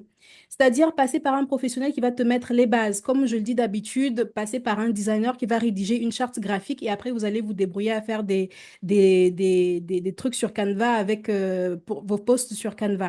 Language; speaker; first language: French; native; French